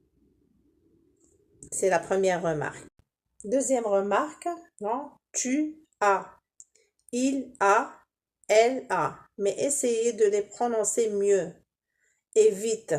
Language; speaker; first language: French; non-native, local second language; Arabic